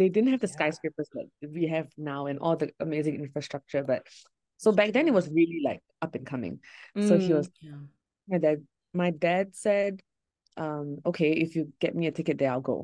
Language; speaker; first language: English; native; English